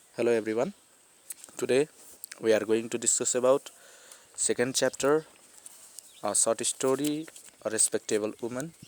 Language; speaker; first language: English; non-native, local second language; Nepali